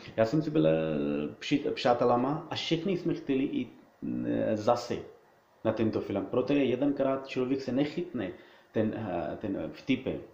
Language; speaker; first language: Czech; non-native, learner; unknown